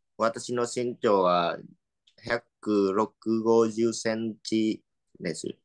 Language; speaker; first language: Japanese; non-native, learner; Vietnamese